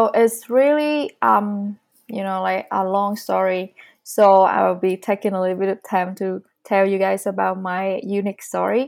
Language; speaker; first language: English; non-native, fluent; Vietnamese